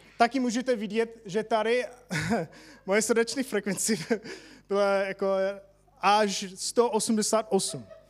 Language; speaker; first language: Czech; non-native, fluent; English